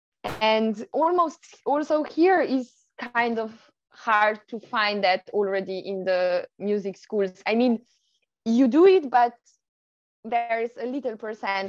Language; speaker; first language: English; non-native, fluent; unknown